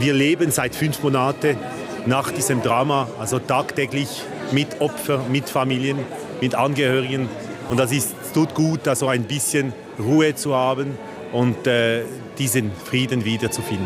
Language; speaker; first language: German; non-native, local second language; French